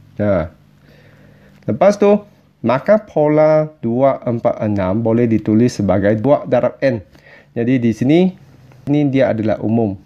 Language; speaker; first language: Malay; non-native, local second language; Chinese